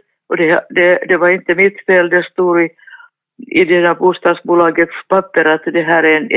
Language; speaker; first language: Swedish; non-native, fluent; Finnish